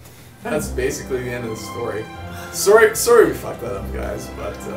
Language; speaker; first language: English; native; English